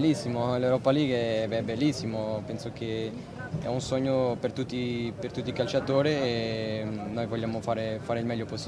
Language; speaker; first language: Italian; non-native, fluent; Portuguese